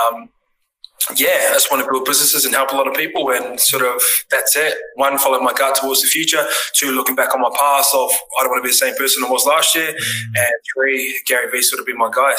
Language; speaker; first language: English; native; English